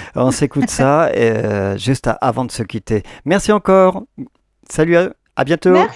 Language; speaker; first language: French; native; French